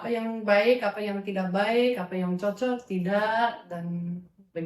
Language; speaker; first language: Indonesian; non-native, fluent; English